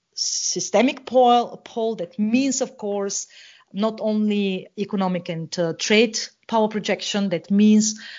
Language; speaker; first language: English; non-native, fluent; Bulgarian